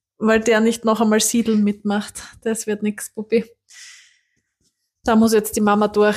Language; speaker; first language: German; native; German